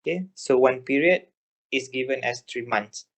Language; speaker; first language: English; non-native, local second language; Malay